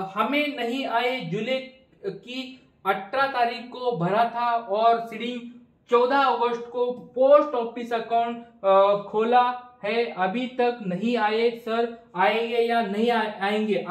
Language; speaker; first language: Hindi; non-native, local second language; Marathi